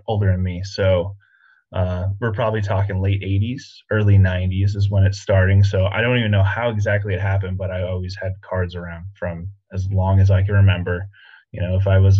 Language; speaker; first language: English; native; English